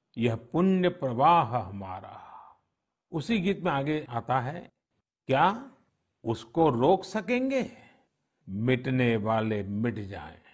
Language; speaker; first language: Hindi; non-native, local second language; Gujarati